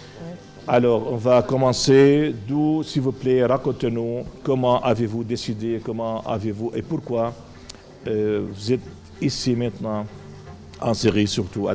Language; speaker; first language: French; non-native, fluent; Arabic